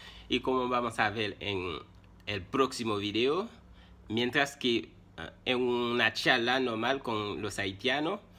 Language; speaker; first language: Spanish; non-native, fluent; Haitian Creole